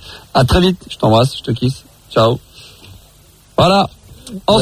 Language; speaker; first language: French; native; French